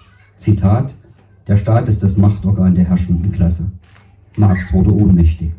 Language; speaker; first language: German; native; German